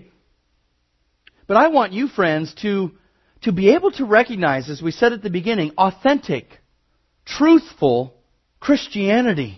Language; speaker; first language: English; native; English